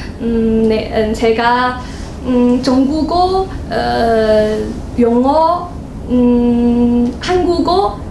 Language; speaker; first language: Korean; non-native, learner; Chinese